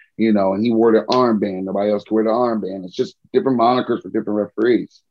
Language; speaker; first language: English; native; English